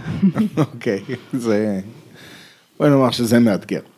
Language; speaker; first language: Hebrew; native; Hebrew